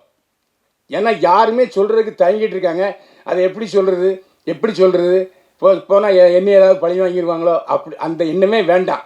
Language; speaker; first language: Tamil; native; Tamil